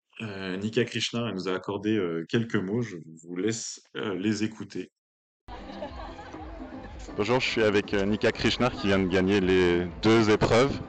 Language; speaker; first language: French; native; French